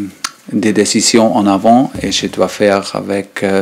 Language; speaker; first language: French; non-native, learner; German